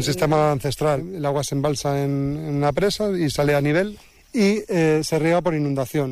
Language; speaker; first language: Spanish; native; Spanish